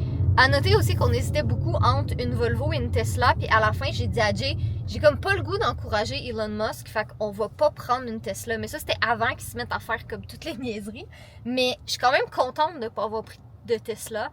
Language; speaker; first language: French; native; French